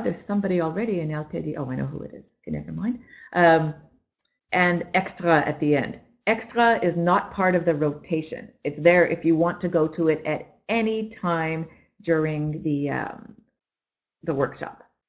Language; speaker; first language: English; native; English